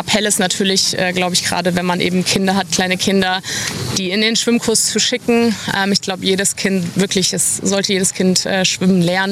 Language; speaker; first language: German; native; German